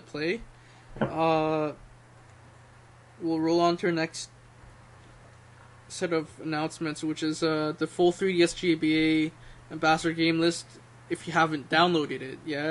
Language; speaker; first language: English; native; English